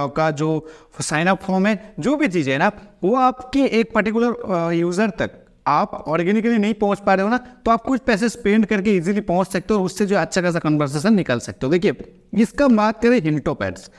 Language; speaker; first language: Hindi; non-native, local second language; Bangla